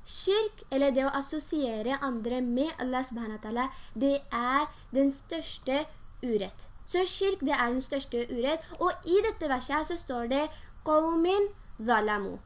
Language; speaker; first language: Norwegian; early bilingual, other home language; Urdu